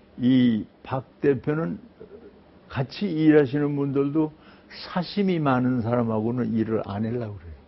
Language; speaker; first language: Korean; native; Korean